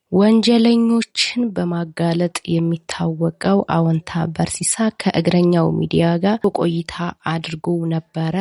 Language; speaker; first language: Amharic; native; Amharic